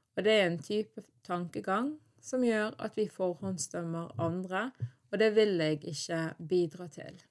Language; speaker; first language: Norwegian; native; Norwegian